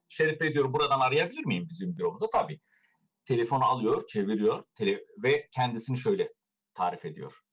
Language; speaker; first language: Turkish; early bilingual, heritage; Turkish